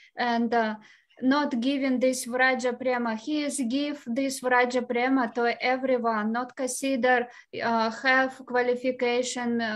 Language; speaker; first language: English; non-native, fluent; Russian